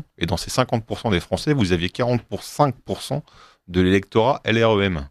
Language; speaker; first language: French; native; French